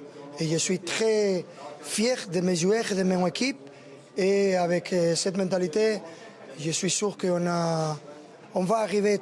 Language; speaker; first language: French; non-native, fluent; Spanish